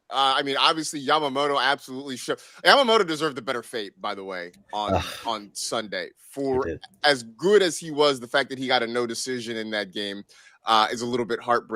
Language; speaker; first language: English; native; English